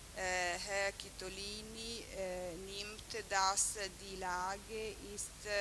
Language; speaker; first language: German; non-native, fluent; Italian